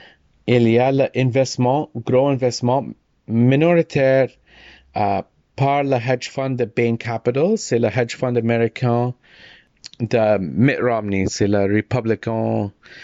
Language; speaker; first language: French; non-native, learner; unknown